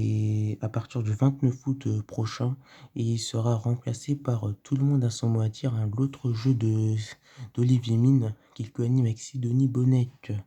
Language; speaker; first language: French; native; French